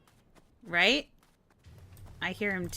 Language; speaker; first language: English; native; English